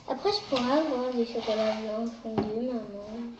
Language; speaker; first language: French; native; French